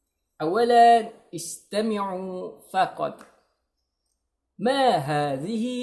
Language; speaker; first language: Arabic; non-native, learner; Malay